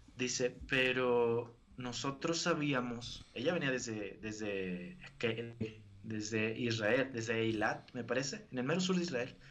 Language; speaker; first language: Spanish; native; Spanish